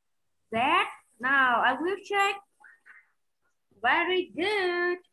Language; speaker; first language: English; non-native, learner; Vietnamese